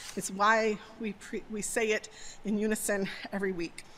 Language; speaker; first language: English; native; English